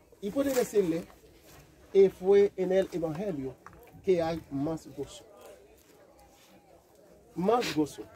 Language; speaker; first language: Spanish; non-native, learner; Haitian Creole